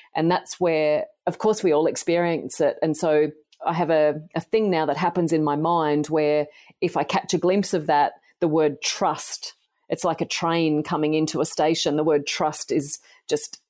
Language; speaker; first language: English; native; English